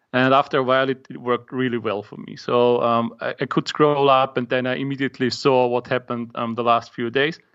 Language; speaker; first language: English; non-native, fluent; German